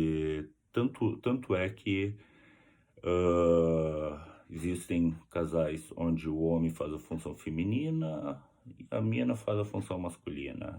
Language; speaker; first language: Portuguese; native; Portuguese